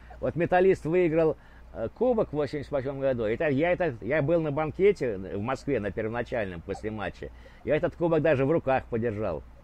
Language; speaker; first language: Russian; native; Russian